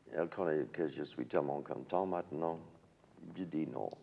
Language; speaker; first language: French; non-native, learner; English